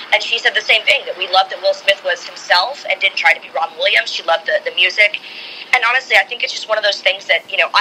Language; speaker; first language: English; native; English